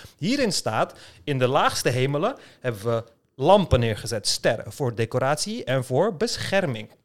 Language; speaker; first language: Dutch; early bilingual, other home language; Turkish